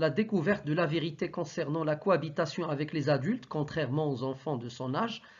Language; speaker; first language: French; non-native, local second language; Arabic